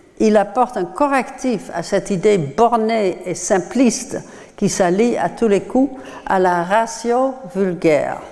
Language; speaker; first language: French; non-native, fluent; Dutch